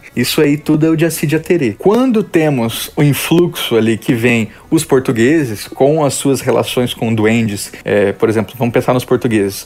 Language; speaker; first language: Portuguese; native; Portuguese